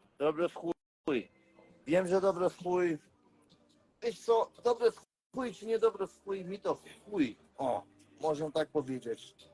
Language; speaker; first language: Polish; early bilingual, heritage; Polish